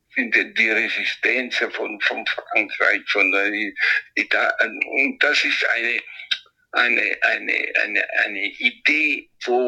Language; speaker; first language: German; non-native, fluent; Italian